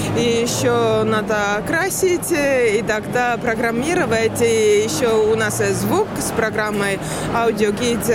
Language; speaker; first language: Russian; non-native, learner; Estonian